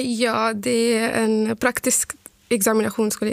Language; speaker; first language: Swedish; non-native, fluent; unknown